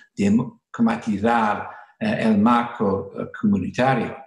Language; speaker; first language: Spanish; non-native, fluent; English